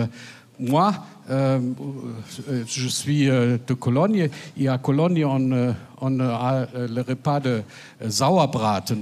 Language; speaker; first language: French; non-native, fluent; German